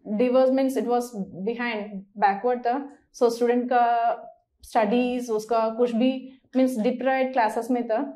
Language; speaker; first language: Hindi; non-native, local second language; Malayalam